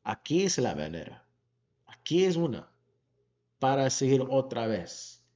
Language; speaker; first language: Spanish; early bilingual, heritage; Spanish